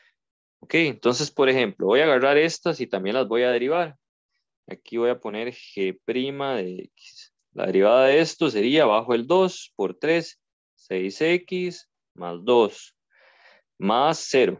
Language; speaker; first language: Spanish; native; Spanish